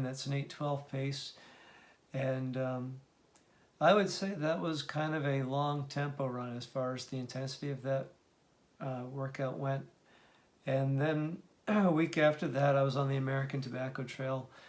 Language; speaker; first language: English; native; English